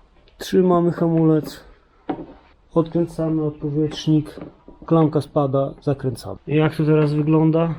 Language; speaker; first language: Polish; native; Polish